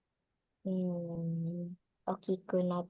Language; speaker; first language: Japanese; non-native, learner; Indonesian